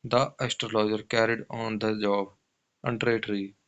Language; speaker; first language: English; non-native, local second language; Punjabi